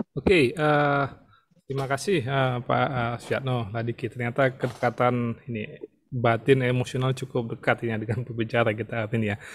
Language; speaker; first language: Indonesian; native; Indonesian